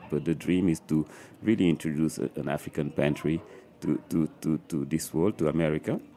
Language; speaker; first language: English; non-native, fluent; French